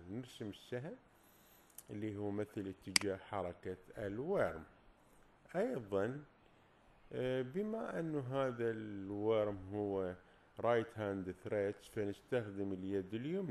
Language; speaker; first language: Arabic; native; Arabic